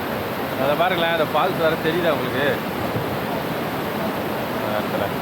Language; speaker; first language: Tamil; native; Tamil